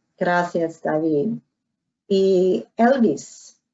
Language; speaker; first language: Spanish; non-native, fluent; English